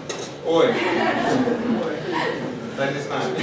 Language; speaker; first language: Russian; non-native, learner; Swedish